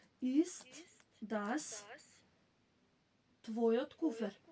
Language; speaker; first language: German; non-native, fluent; Macedonian